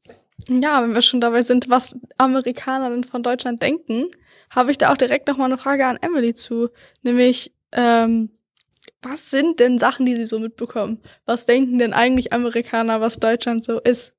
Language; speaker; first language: German; native; German